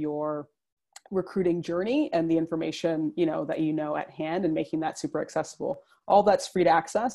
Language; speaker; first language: English; native; English